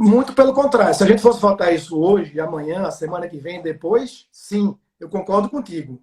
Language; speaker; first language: Portuguese; native; Portuguese